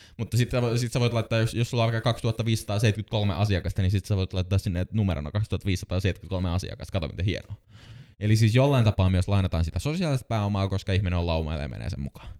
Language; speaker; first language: Finnish; native; Finnish